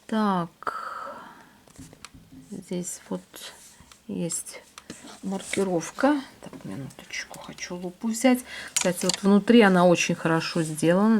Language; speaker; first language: Russian; native; Russian